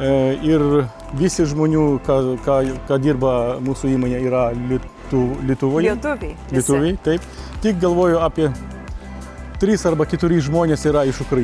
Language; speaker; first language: Lithuanian; non-native, learner; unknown